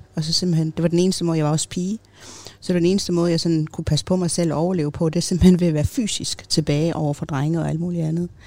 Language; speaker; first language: Danish; early bilingual, other home language; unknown